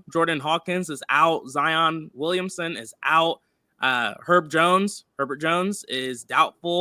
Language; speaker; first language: English; native; English